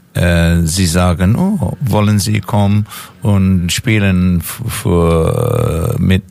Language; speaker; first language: German; non-native, learner; English